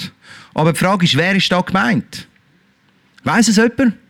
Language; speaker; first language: German; native; German